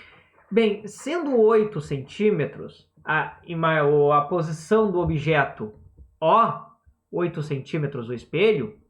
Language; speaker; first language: Portuguese; native; Portuguese